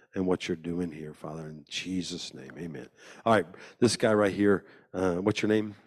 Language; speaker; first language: English; native; English